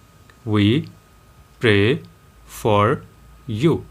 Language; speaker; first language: English; non-native, local second language; Nepali